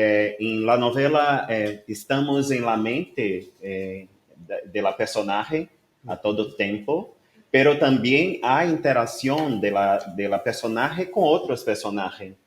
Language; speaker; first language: Spanish; non-native, learner; Portuguese